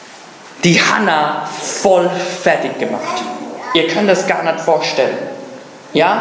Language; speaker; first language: German; non-native, fluent; English